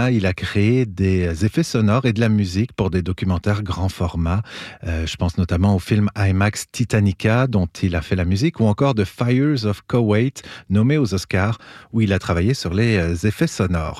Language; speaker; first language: French; native; French